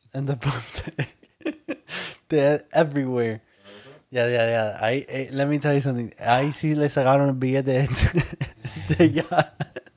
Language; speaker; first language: English; early bilingual, other home language; Spanish